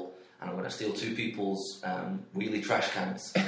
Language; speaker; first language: English; native; English